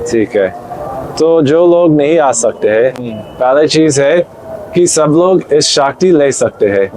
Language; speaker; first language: Hindi; non-native, learner; English